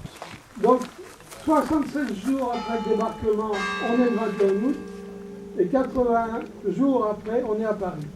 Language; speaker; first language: French; native; French